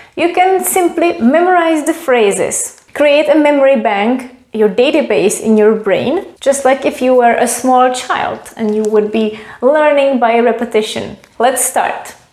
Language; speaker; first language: English; non-native, fluent; Czech